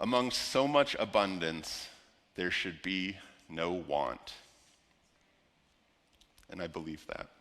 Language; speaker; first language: English; native; English